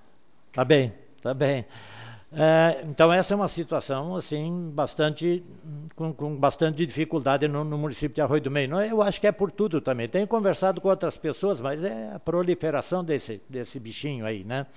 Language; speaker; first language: Portuguese; native; Portuguese